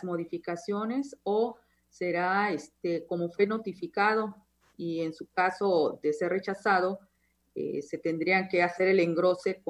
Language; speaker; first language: Spanish; native; Spanish